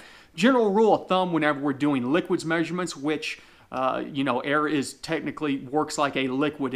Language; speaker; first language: English; native; English